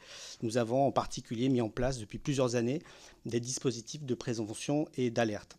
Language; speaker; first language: French; native; French